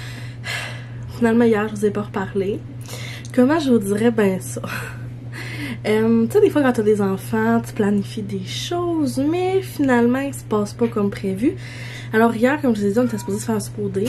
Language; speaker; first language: French; native; French